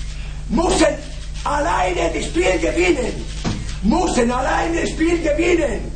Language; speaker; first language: German; non-native, learner; Italian